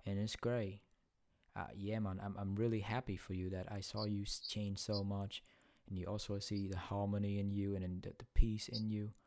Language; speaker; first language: English; non-native, fluent; Vietnamese